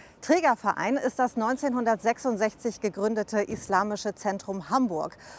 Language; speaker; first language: German; native; German